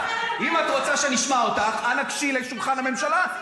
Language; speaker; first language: Hebrew; native; Hebrew